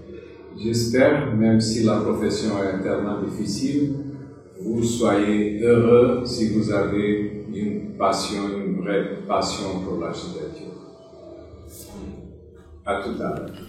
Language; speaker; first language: French; non-native, fluent; Portuguese